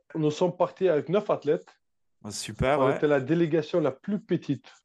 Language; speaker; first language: French; non-native, fluent; Russian